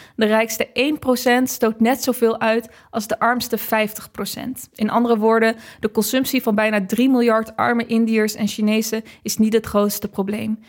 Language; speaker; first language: Dutch; native; Dutch